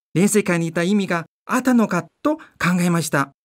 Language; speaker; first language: Japanese; non-native, fluent; Chinese